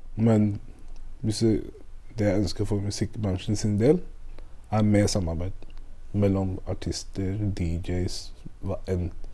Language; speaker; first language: Norwegian; native; Norwegian